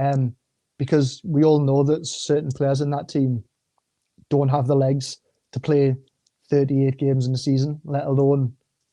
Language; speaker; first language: English; native; English